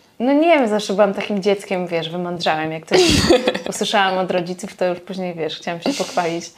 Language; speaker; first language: Polish; native; Polish